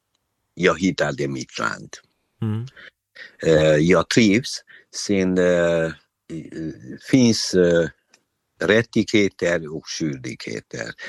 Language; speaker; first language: Swedish; non-native, learner; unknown